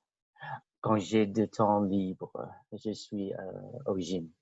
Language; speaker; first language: French; non-native, fluent; English